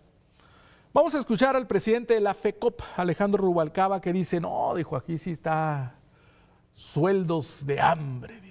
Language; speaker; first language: Spanish; native; Spanish